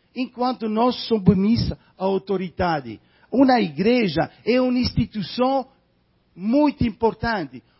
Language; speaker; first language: Portuguese; non-native, fluent; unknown